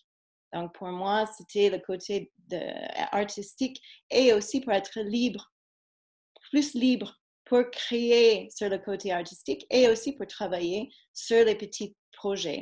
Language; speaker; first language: French; non-native, fluent; English